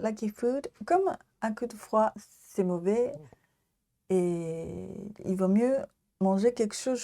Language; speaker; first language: French; non-native, learner; Japanese